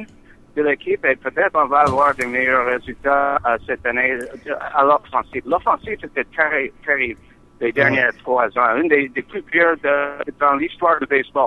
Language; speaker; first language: French; non-native, learner; English